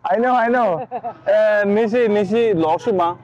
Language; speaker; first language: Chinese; non-native, learner; Bangla